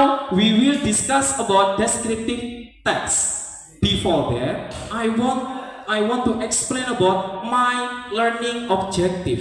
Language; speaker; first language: English; non-native, learner; Indonesian